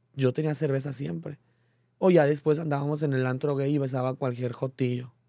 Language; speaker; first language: Spanish; native; Spanish